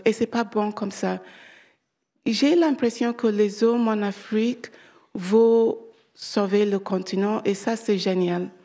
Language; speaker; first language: French; non-native, learner; English